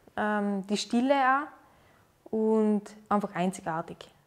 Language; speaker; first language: German; native; German